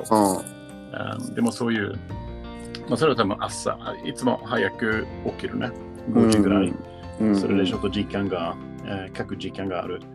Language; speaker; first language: Japanese; non-native, learner; Swedish